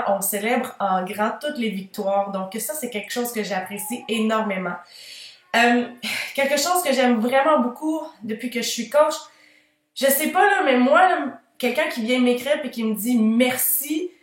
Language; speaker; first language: French; native; French